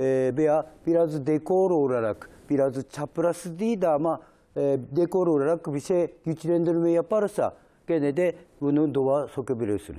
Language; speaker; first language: Turkish; non-native, learner; Japanese